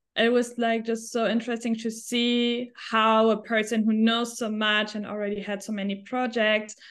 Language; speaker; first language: English; non-native, fluent; German